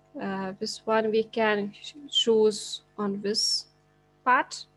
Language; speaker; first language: English; non-native, learner; Lithuanian